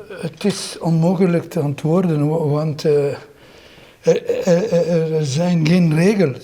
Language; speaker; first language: Dutch; non-native, fluent; French